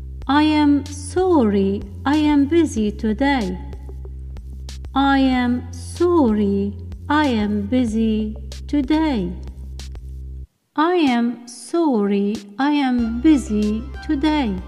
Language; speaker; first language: English; non-native, fluent; Arabic